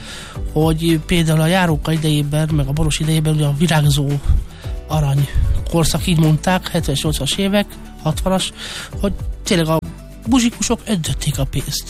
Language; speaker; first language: Hungarian; native; Hungarian